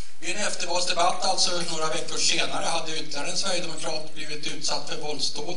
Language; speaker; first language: Swedish; native; Swedish